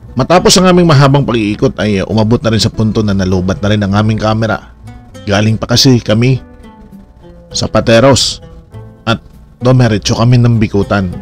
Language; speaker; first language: Filipino; native; Filipino